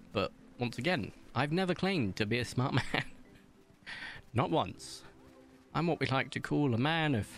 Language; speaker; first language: English; native; English